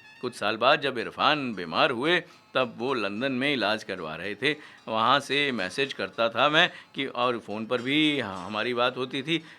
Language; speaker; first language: Hindi; native; Hindi